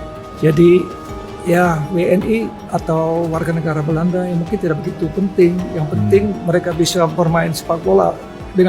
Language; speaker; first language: Indonesian; early bilingual, heritage; Indonesian